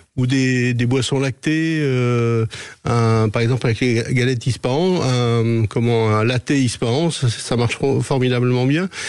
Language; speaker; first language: French; native; French